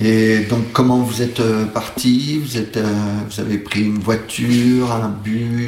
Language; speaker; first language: French; native; French